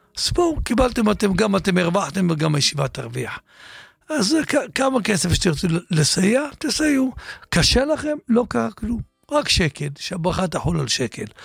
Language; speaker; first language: Hebrew; native; Hebrew